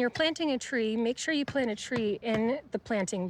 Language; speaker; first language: English; native; English